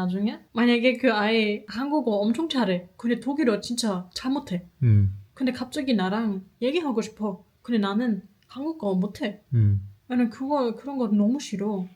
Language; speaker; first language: Korean; non-native, fluent; German